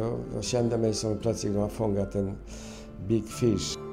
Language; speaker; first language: Swedish; non-native, fluent; Polish